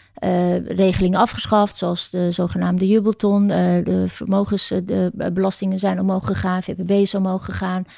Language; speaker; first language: Dutch; early bilingual, other home language; Turkish